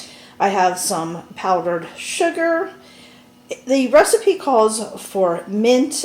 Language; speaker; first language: English; native; English